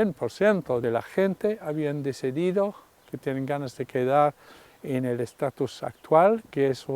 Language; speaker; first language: Spanish; non-native, fluent; English